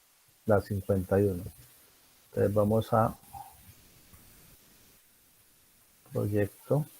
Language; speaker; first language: Spanish; native; Spanish